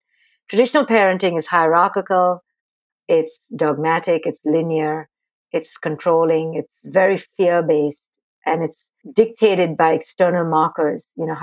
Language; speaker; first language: English; non-native, local second language; Hindi